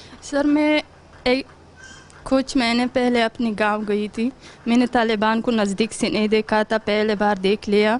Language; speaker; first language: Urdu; non-native, learner; Pashto